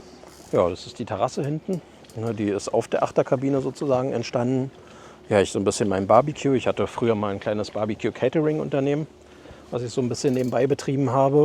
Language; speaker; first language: German; native; German